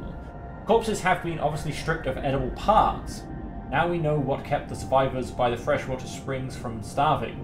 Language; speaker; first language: English; native; English